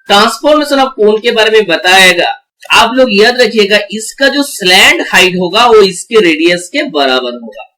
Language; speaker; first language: Hindi; non-native, local second language; Bangla